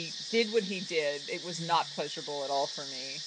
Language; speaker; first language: English; native; English